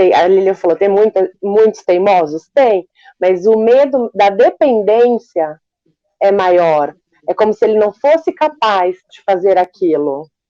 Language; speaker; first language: Portuguese; native; Portuguese